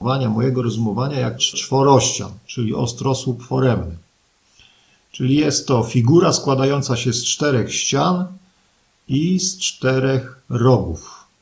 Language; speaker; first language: Polish; native; Polish